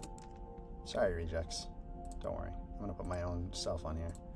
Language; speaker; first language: English; native; English